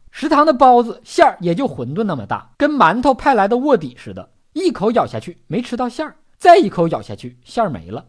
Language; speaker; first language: Chinese; native; Chinese